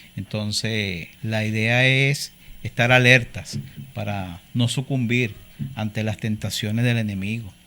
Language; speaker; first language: Spanish; native; Spanish